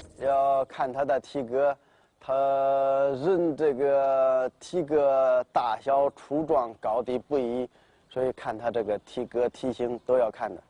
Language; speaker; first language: Chinese; native; Chinese